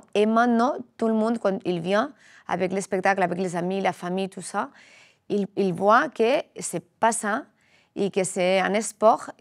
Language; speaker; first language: French; non-native, learner; Spanish